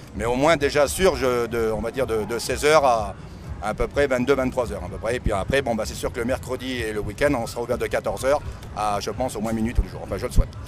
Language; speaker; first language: French; native; French